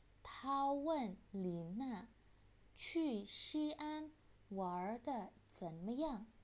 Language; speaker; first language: Chinese; non-native, fluent; Indonesian